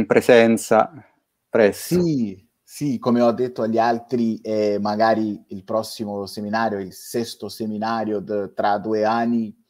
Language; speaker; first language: Italian; non-native, fluent; Portuguese